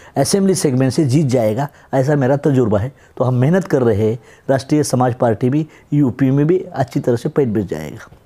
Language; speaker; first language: Hindi; non-native, local second language; Marathi